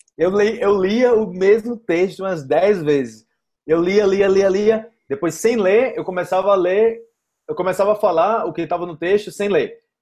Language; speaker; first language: Portuguese; native; Portuguese